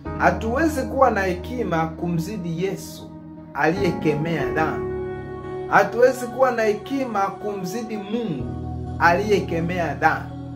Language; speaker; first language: Swahili; native; Swahili